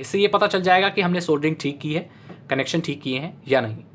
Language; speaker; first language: Hindi; native; Hindi